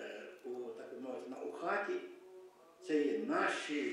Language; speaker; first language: Ukrainian; early bilingual, heritage; Ukrainian